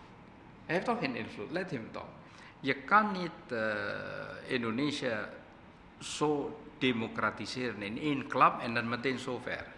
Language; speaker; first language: Dutch; non-native, fluent; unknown